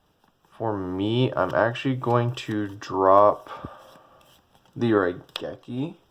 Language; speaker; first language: English; native; English